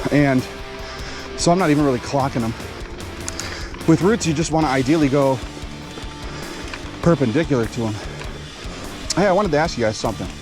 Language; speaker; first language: English; native; English